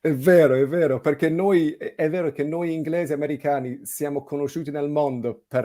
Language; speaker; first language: Italian; non-native, fluent; English